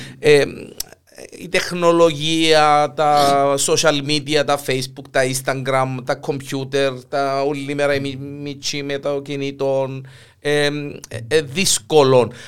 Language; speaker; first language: Greek; native; Greek